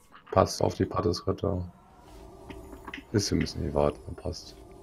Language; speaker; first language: German; native; German